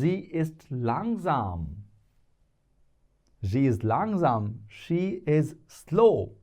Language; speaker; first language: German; non-native, fluent; Hindi